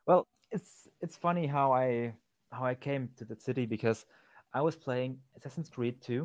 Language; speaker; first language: English; non-native, fluent; German